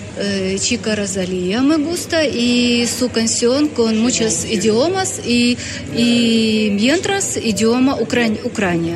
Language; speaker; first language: Spanish; non-native, learner; Ukrainian